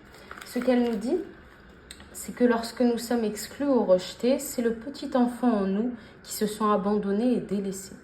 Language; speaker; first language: French; native; French